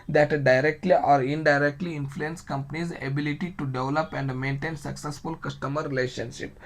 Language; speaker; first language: English; non-native, local second language; Kannada